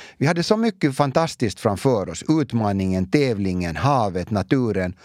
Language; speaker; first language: Swedish; native; Swedish